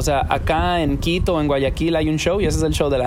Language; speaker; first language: Spanish; early bilingual, heritage; Spanish